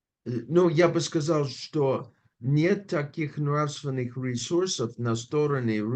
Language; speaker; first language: Russian; non-native, fluent; English